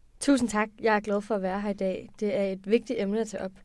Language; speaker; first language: Danish; native; Danish